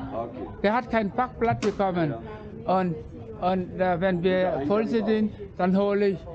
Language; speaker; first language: German; non-native, fluent; Vietnamese